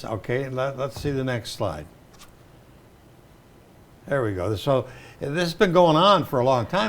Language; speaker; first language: English; native; English